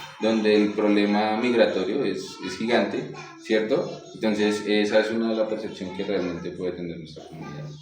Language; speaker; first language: Spanish; native; Spanish